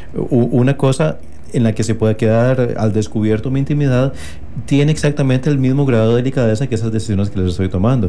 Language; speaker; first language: Spanish; native; Spanish